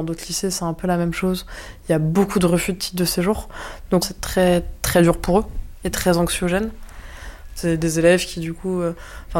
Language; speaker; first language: French; native; French